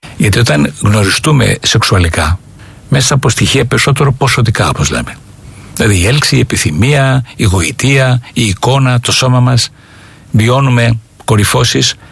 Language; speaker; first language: Greek; native; Greek